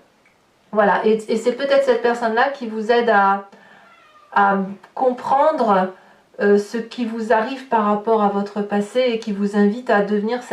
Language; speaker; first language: French; native; French